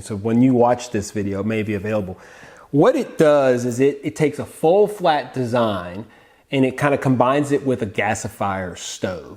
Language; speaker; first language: English; native; English